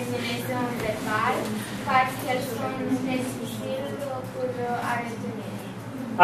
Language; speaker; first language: French; non-native, learner; Romanian